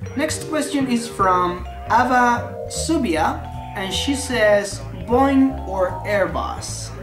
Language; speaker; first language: English; non-native, fluent; Spanish